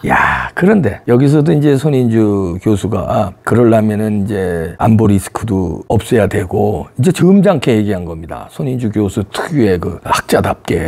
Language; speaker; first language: Korean; native; Korean